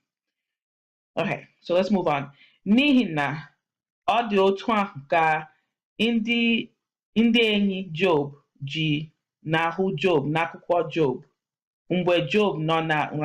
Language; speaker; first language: Igbo; non-native, learner; English